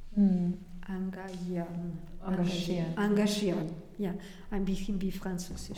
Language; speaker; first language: German; non-native, learner; Spanish